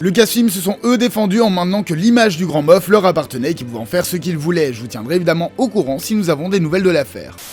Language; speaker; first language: French; native; French